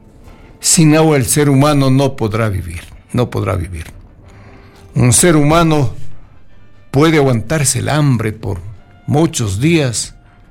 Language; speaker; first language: Spanish; native; Spanish